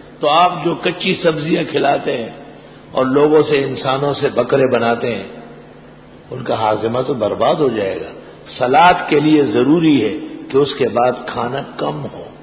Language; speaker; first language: Urdu; non-native, local second language; Pashto